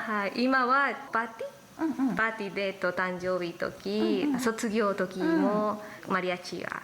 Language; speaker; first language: Japanese; non-native, learner; Spanish